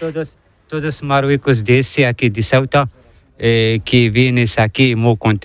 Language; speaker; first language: Spanish; non-native, learner; Arabic